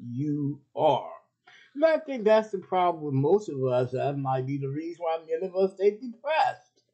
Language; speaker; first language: English; native; English